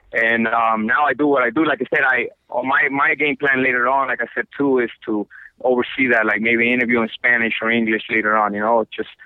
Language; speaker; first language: English; non-native, fluent; Spanish